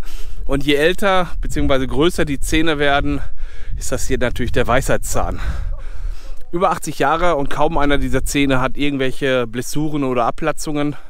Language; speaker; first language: German; native; German